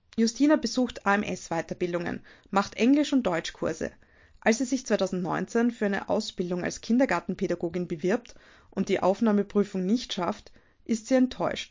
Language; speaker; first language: German; native; German